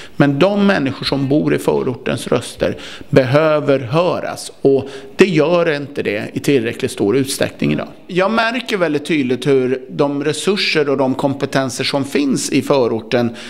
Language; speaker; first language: Swedish; early bilingual, other home language; Turkish